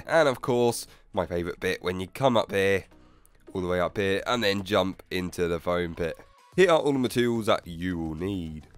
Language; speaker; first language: English; native; English